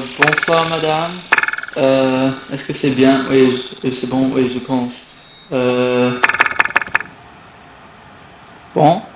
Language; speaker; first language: French; non-native, learner; English